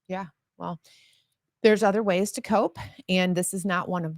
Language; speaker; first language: English; native; English